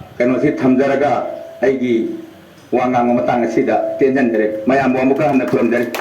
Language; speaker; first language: Manipuri; early bilingual, heritage; Manipuri